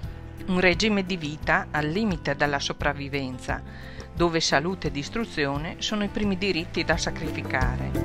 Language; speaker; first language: Italian; native; Italian